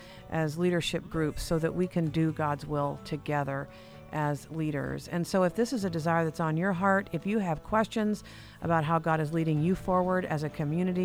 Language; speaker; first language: English; native; English